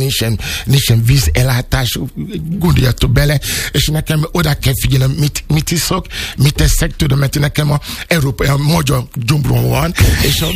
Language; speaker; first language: Hungarian; non-native, fluent; Yoruba